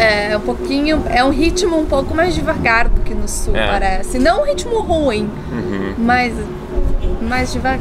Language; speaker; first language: Portuguese; native; Portuguese